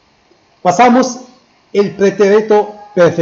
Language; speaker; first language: Spanish; non-native, fluent; Arabic